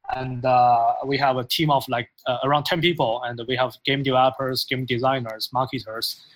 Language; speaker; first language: English; non-native, fluent; Chinese